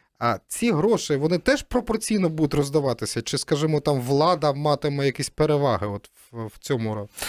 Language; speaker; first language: Ukrainian; native; Ukrainian